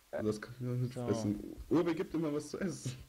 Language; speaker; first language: German; native; German